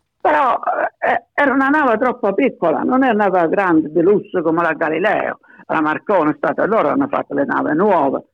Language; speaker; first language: Italian; native; Italian